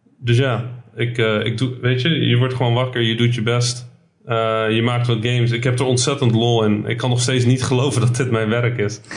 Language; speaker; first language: Dutch; early bilingual, other home language; Arabic